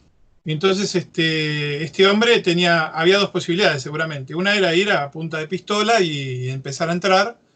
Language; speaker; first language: Spanish; native; Spanish